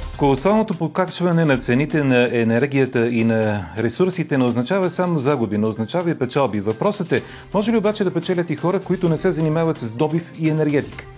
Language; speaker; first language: Bulgarian; native; Bulgarian